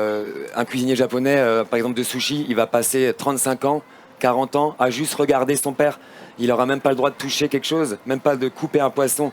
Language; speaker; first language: French; native; French